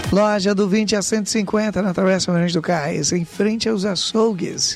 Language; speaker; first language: Portuguese; native; Portuguese